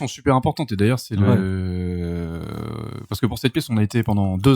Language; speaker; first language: French; native; French